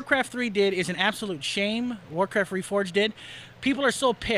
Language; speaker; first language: English; native; English